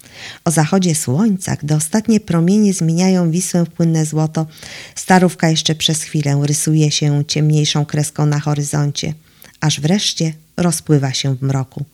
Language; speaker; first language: Polish; native; Polish